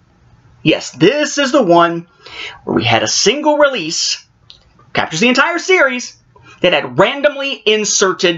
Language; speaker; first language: English; native; English